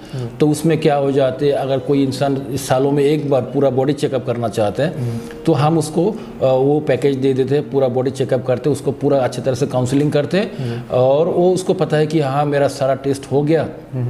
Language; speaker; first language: Hindi; non-native, fluent; Bangla